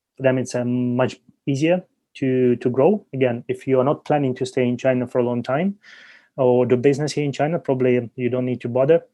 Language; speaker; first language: English; non-native, fluent; Ukrainian